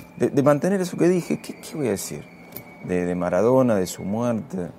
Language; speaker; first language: Spanish; native; Spanish